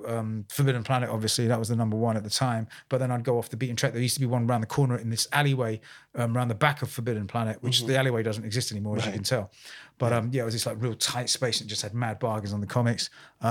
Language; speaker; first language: English; native; English